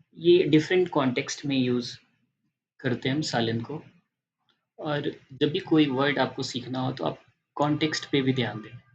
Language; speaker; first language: Hindi; native; Hindi